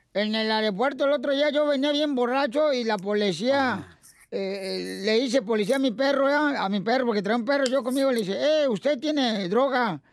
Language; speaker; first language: Spanish; native; Spanish